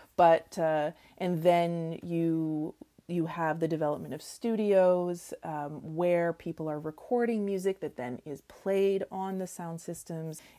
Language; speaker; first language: English; native; English